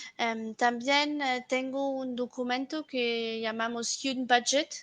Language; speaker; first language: Spanish; non-native, fluent; French